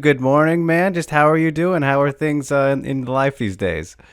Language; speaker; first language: English; native; English